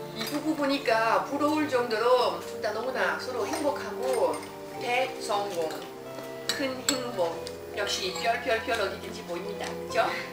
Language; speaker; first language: Korean; non-native, fluent; French